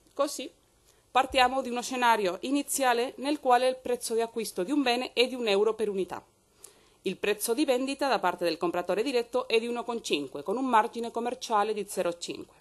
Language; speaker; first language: Italian; non-native, fluent; Spanish